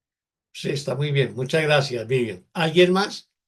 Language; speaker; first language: Spanish; native; Spanish